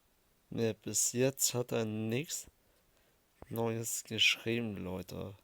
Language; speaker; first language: German; early bilingual, other home language; Arabic